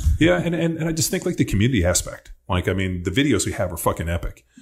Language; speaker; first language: English; native; English